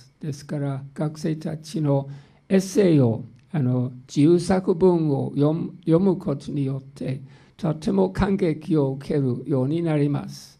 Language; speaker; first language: Japanese; non-native, fluent; English